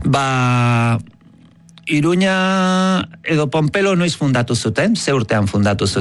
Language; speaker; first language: Basque; native; Basque